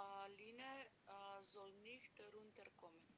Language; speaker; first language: German; non-native, learner; Macedonian